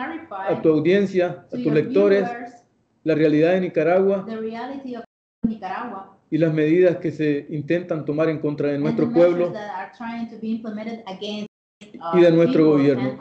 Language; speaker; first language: Spanish; native; Spanish